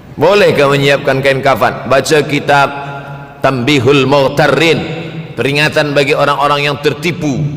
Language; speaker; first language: Malay; native; Malay